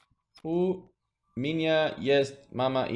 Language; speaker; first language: Russian; non-native, learner; English